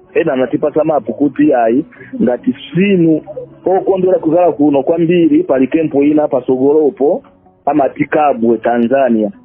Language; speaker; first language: Nyanja; non-native, fluent; Swahili